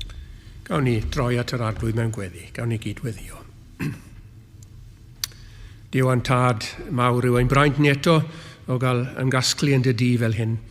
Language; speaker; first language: Welsh; native; Welsh